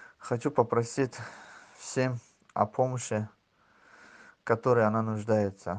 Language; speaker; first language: Russian; non-native, learner; Tajik